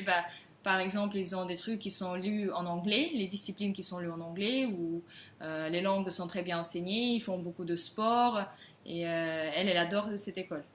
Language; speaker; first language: French; non-native, fluent; Russian